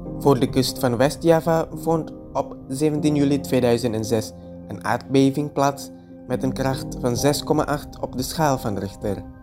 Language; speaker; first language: Dutch; non-native, fluent; Indonesian